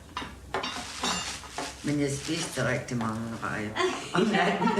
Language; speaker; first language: Danish; non-native, local second language; Kalaallisut